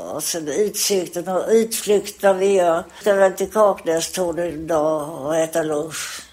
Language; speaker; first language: Swedish; native; Swedish